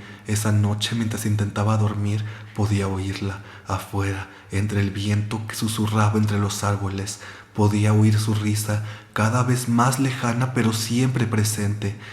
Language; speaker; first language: Spanish; native; Spanish